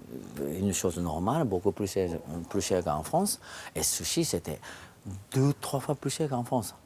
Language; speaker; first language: French; non-native, fluent; Japanese